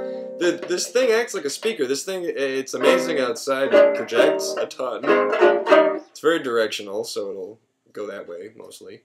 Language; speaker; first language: English; native; English